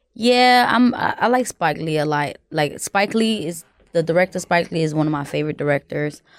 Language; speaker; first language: English; early bilingual, other home language; Haitian Creole